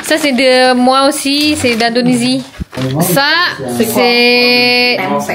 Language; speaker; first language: French; non-native, learner; Indonesian